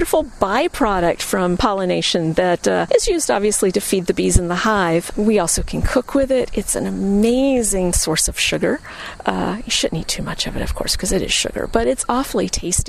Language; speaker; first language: English; native; English